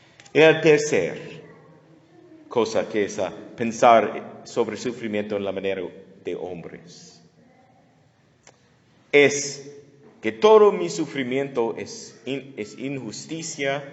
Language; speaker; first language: Spanish; non-native, fluent; English